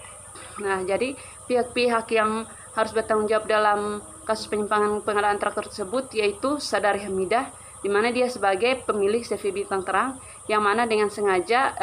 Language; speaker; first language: Indonesian; native; Indonesian